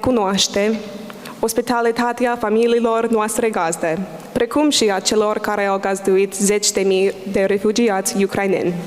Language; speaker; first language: Romanian; non-native, learner; English